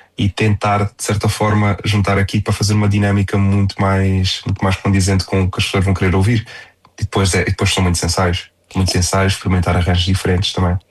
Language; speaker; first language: Portuguese; native; Portuguese